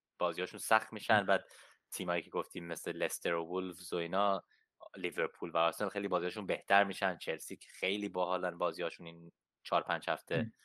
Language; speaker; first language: Persian; early bilingual, heritage; Persian